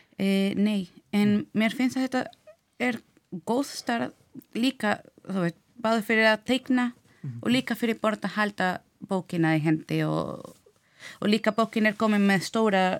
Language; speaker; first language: Icelandic; non-native, learner; Spanish